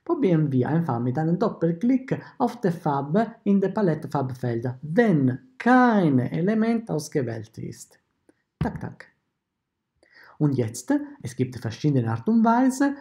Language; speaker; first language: German; non-native, fluent; Italian